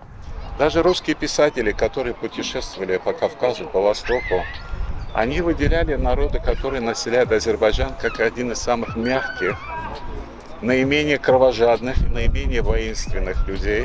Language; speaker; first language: Russian; native; Russian